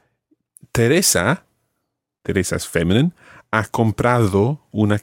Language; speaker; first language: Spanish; non-native, fluent; English